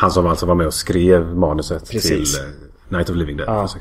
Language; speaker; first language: Swedish; native; Swedish